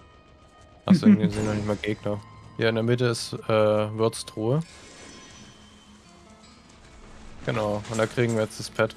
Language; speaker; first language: German; native; German